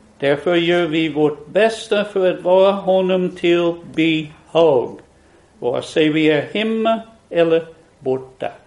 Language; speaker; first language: Swedish; non-native, fluent; English